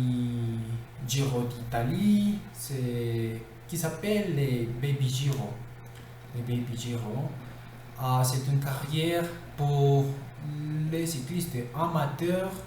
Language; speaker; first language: French; non-native, learner; Spanish